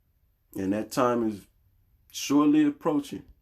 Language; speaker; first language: English; native; English